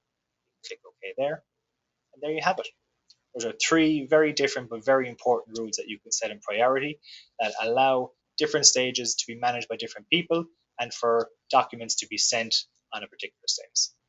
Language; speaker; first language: English; native; English